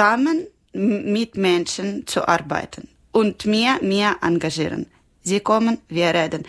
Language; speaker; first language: German; non-native, learner; Ukrainian